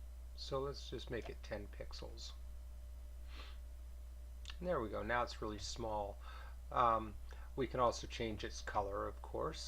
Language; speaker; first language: English; native; English